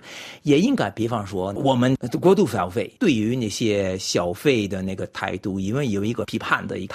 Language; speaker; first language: Chinese; non-native, fluent; French